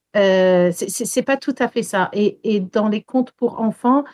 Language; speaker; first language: French; non-native, fluent; English